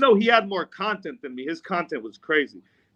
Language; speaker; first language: English; native; English